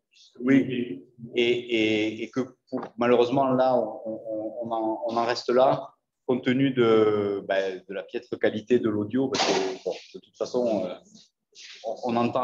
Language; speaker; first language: French; native; French